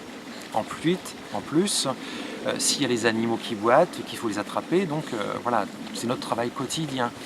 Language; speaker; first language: French; native; French